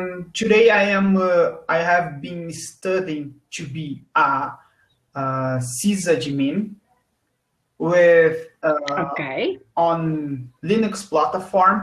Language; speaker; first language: English; non-native, learner; Portuguese